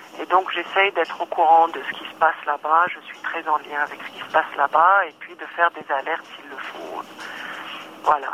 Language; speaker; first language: French; non-native, local second language; Arabic